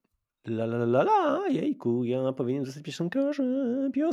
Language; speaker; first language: Polish; native; Polish